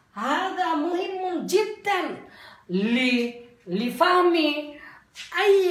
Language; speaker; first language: Arabic; non-native, fluent; Bangla